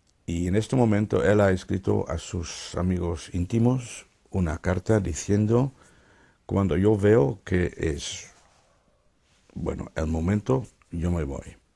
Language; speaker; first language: Spanish; non-native, fluent; Dutch